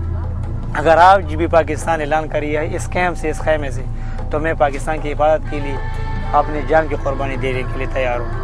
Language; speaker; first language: Urdu; non-native, local second language; Pashto